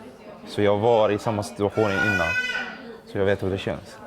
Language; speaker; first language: Swedish; non-native, fluent; Arabic